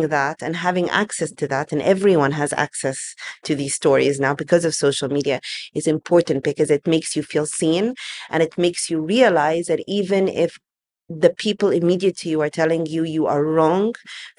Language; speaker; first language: English; native; English